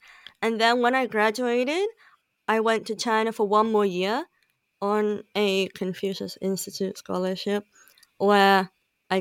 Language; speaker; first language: English; native; English